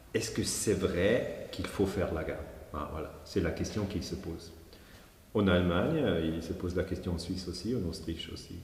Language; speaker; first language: French; non-native, local second language; German